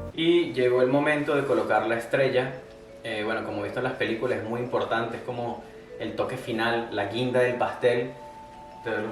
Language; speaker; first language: Spanish; native; Spanish